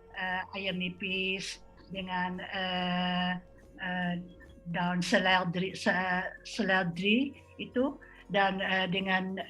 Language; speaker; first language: Indonesian; non-native, fluent; Dutch